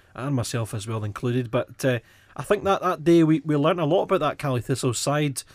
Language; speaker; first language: English; native; English